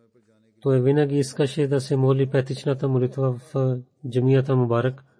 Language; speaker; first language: Bulgarian; non-native, fluent; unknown